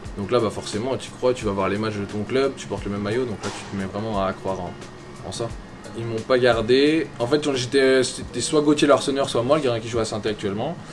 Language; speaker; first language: French; native; French